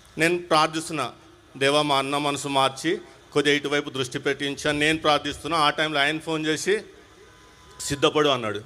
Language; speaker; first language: Telugu; non-native, local second language; Hindi